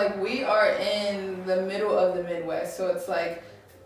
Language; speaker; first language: English; native; English